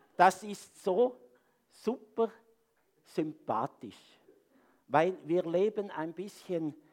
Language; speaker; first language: German; native; German